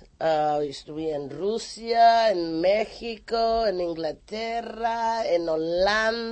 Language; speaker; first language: Spanish; non-native, fluent; English